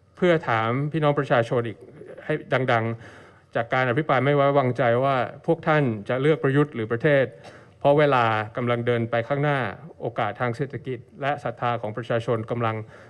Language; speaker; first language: Thai; native; Thai